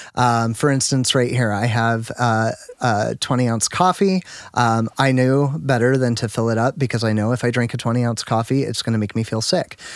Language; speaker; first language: English; native; English